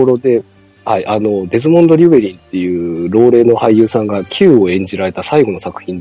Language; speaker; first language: Japanese; native; Japanese